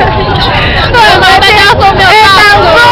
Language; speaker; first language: Chinese; native; Chinese